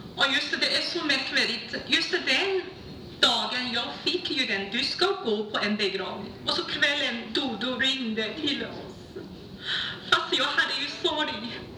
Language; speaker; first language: Swedish; non-native, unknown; Chinese